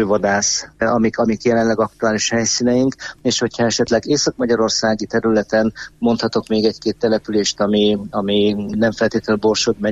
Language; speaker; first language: Hungarian; native; Hungarian